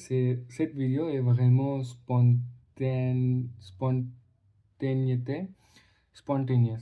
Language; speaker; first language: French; non-native, learner; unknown